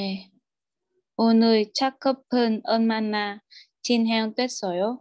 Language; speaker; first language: Korean; non-native, learner; Vietnamese